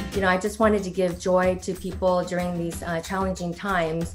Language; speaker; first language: English; native; English